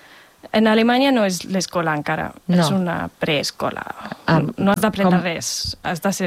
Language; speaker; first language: Catalan; non-native, fluent; German